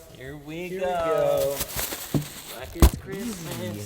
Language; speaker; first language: English; native; English